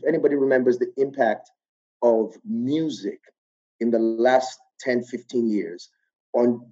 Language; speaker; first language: English; non-native, local second language; Yoruba